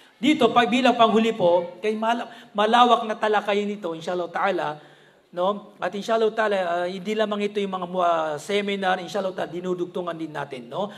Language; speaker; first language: Filipino; non-native, local second language; Maranao